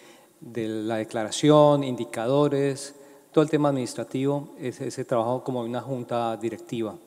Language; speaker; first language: Spanish; native; Spanish